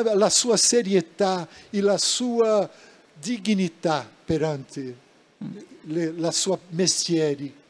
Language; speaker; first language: Italian; non-native, learner; Portuguese